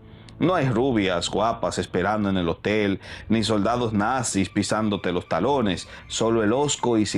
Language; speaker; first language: Spanish; native; Spanish